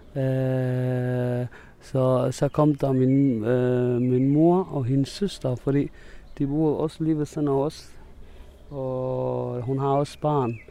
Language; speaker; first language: Danish; non-native, fluent; Arabic